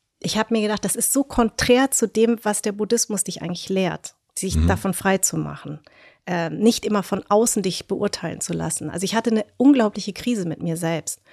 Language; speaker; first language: German; early bilingual, other home language; Vietnamese